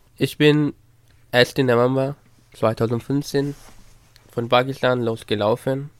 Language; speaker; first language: German; non-native, learner; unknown